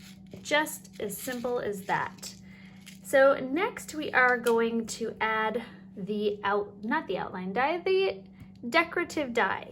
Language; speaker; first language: English; native; English